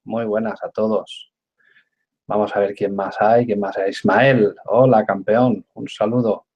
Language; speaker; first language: Spanish; native; Spanish